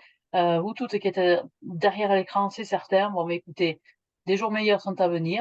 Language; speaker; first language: French; native; French